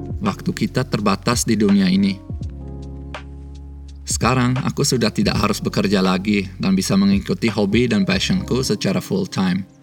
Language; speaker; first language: Indonesian; early bilingual, other home language; Swiss German